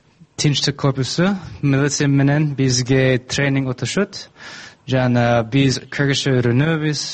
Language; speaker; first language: Kyrgyz; non-native, learner; English